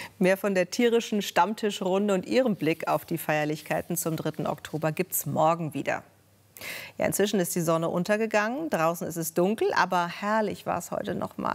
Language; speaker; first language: German; native; German